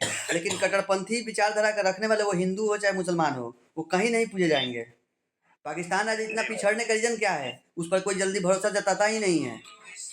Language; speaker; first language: Hindi; native; Hindi